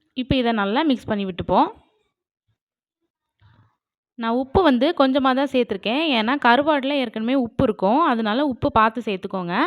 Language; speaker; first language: Tamil; native; Tamil